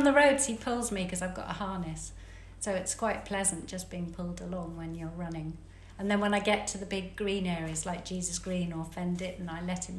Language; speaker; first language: English; native; English